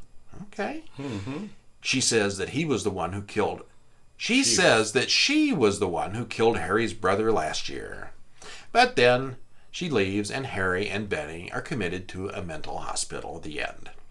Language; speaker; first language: English; native; English